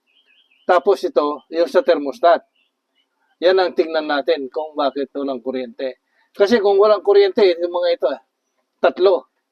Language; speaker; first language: Filipino; native; Filipino